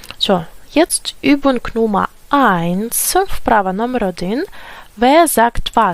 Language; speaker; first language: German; non-native, fluent; Ukrainian